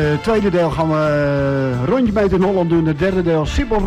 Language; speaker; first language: Dutch; native; Dutch